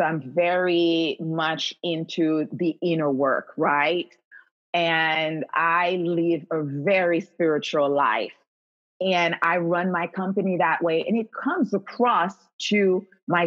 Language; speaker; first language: English; non-native, fluent; Haitian Creole